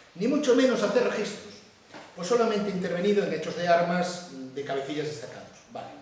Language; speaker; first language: Spanish; native; Spanish